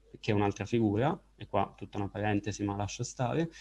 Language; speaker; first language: Italian; native; Italian